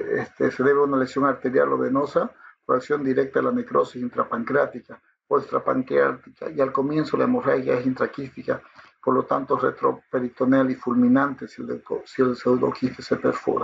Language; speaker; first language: Spanish; native; Spanish